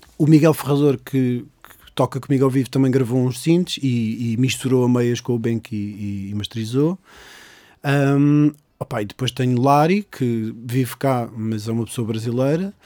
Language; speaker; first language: Portuguese; native; Portuguese